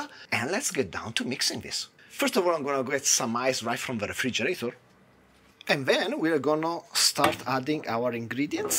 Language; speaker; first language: English; non-native, fluent; Italian